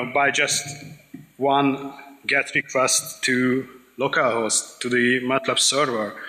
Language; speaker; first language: English; non-native, fluent; Hungarian